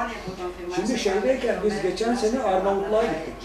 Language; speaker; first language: Turkish; native; Turkish